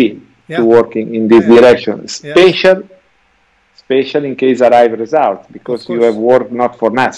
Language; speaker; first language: English; non-native, learner; Italian